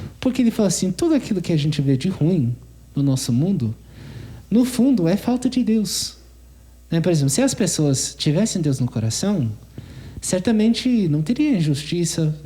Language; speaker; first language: Portuguese; non-native, fluent; English